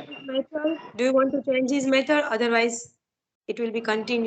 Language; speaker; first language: English; non-native, learner; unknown